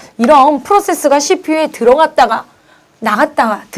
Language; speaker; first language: Korean; native; Korean